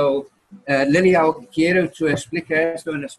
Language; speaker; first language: Spanish; non-native, learner; English